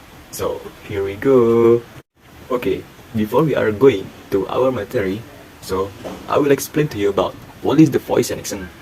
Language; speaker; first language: English; non-native, learner; Indonesian